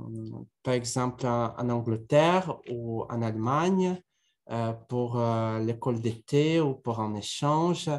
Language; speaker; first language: French; non-native, fluent; Russian